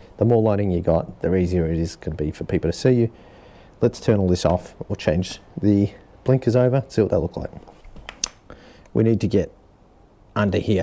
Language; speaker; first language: English; native; English